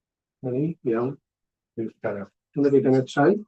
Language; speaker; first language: Welsh; native; Welsh